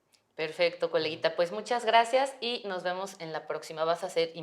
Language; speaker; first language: Spanish; native; Spanish